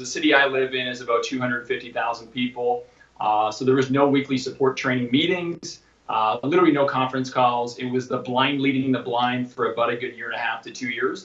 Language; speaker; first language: English; native; English